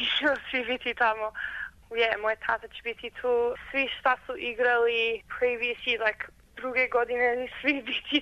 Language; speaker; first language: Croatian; early bilingual, heritage; Croatian